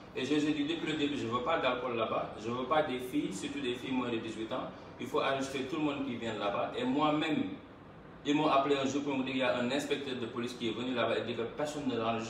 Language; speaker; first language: French; non-native, local second language; Wolof